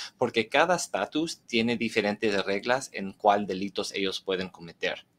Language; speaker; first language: Spanish; early bilingual, heritage; Spanish